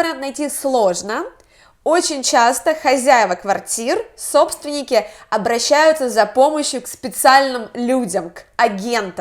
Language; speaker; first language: Russian; native; Russian